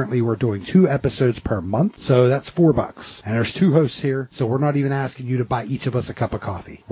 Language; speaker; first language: English; native; English